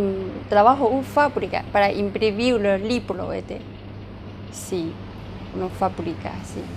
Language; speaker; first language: Spanish; non-native, learner; Chinese